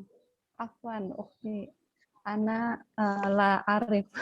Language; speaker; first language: Arabic; non-native, learner; Indonesian